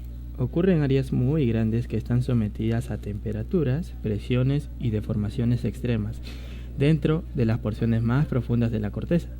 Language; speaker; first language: Spanish; native; Spanish